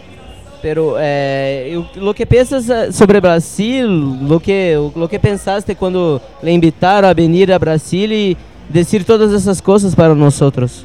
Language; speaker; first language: Spanish; non-native, learner; Portuguese